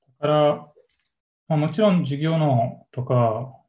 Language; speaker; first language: Japanese; non-native, learner; English